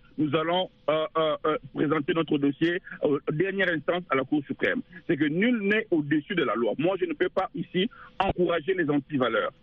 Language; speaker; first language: French; non-native, local second language; Lingala